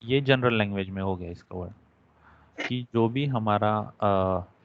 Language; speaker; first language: Hindi; non-native, local second language; Marathi